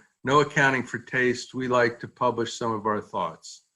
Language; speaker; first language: English; native; English